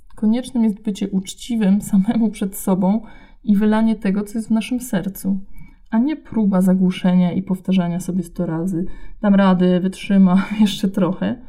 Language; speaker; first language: Polish; native; Polish